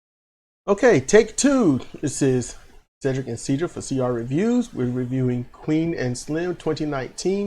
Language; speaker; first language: English; native; English